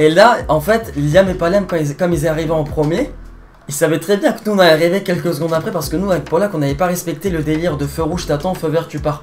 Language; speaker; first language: French; native; French